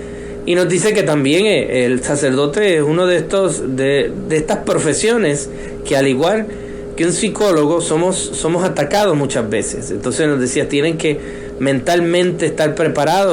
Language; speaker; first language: Spanish; native; Spanish